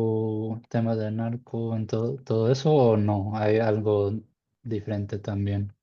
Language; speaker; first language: Spanish; non-native, learner; English